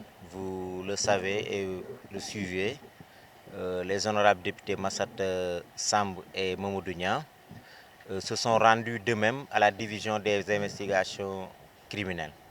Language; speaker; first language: French; non-native, local second language; Wolof